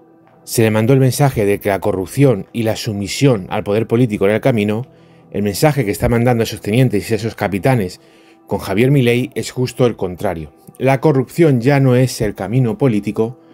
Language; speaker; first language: Spanish; native; Spanish